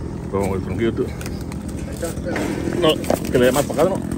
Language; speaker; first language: Spanish; native; Spanish